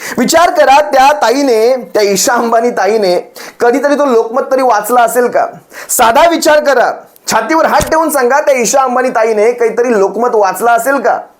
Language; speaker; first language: Marathi; native; Marathi